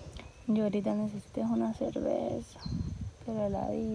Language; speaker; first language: Spanish; native; Spanish